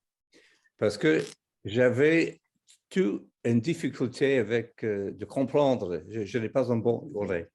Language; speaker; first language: French; non-native, fluent; English